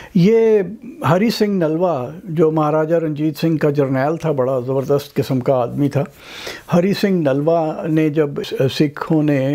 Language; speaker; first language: Urdu; non-native, local second language; Punjabi